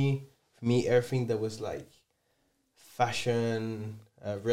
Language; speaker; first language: English; non-native, fluent; French